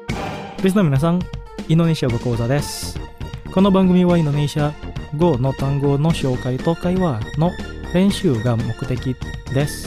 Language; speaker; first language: Japanese; non-native, fluent; Indonesian